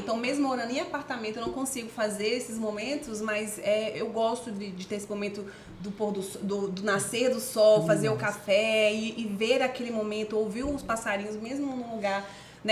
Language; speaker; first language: Portuguese; native; Portuguese